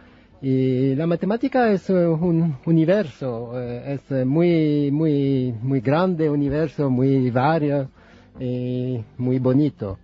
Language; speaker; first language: Spanish; non-native, fluent; French